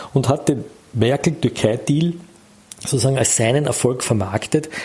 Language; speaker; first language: German; native; German